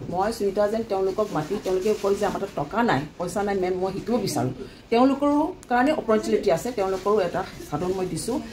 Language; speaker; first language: Assamese; native; Assamese